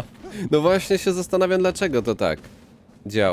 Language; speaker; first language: Polish; native; Polish